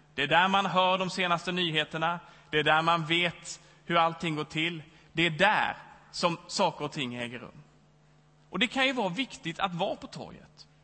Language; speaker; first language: Swedish; native; Swedish